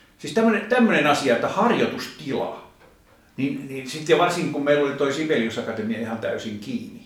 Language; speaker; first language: Finnish; native; Finnish